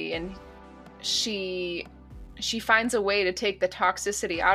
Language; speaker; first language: English; native; English